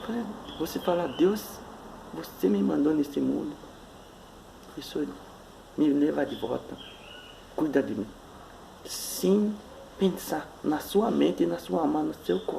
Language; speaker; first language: Portuguese; non-native, fluent; Haitian Creole